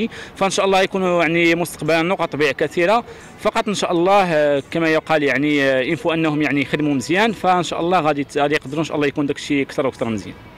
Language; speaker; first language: Arabic; native; Arabic